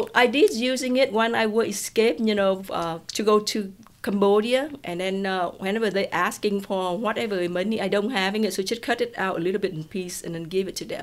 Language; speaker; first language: English; non-native, fluent; Vietnamese